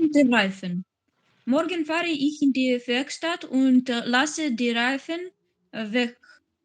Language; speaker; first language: German; non-native, learner; Macedonian